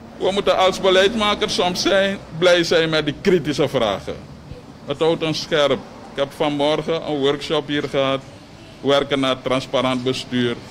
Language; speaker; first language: Dutch; native; Dutch